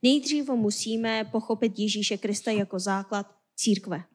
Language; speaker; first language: Czech; non-native, fluent; Korean